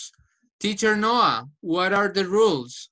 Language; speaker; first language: English; non-native, fluent; Spanish